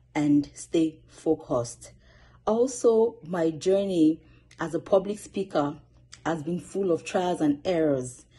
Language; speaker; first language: English; non-native, local second language; Yoruba